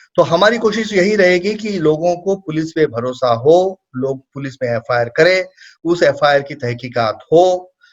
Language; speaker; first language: Hindi; non-native, local second language; Marathi